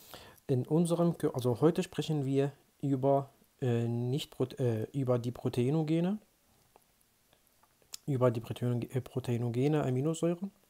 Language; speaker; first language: German; non-native, fluent; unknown